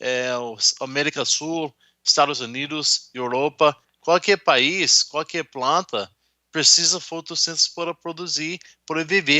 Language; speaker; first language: Portuguese; non-native, fluent; English